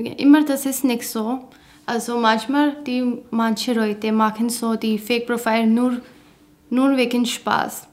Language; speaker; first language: German; non-native, learner; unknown